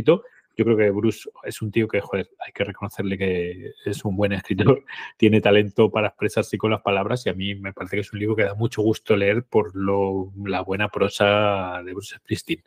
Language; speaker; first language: Spanish; native; Spanish